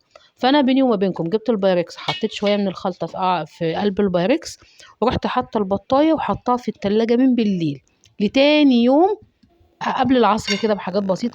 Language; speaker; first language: Arabic; native; Arabic